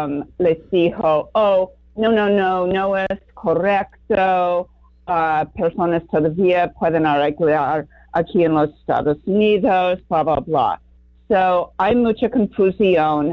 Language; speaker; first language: Spanish; non-native, learner; English